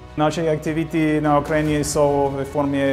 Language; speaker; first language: Czech; non-native, learner; Ukrainian